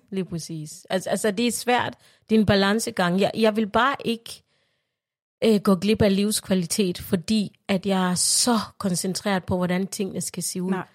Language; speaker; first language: Danish; non-native, fluent; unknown